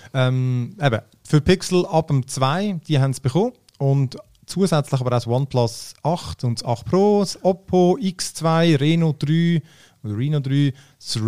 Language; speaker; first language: German; native; German